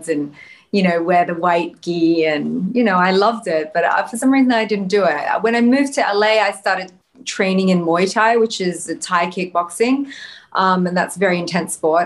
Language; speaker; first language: English; native; English